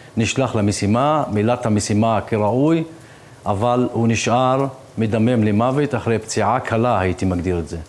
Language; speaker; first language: Hebrew; non-native, local second language; Arabic